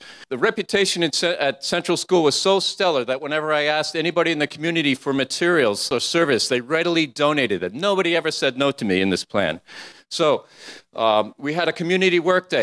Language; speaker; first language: English; native; English